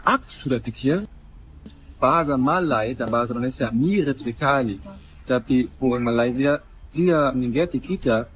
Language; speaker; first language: Indonesian; non-native, learner; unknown